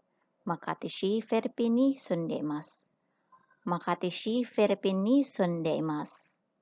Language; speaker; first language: Japanese; non-native, learner; Filipino